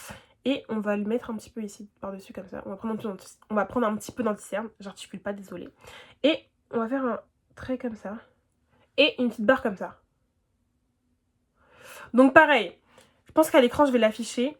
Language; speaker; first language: French; native; French